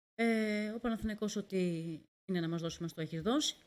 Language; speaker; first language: Greek; native; Greek